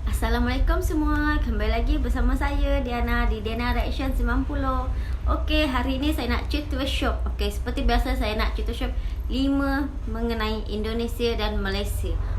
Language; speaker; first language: Malay; native; Malay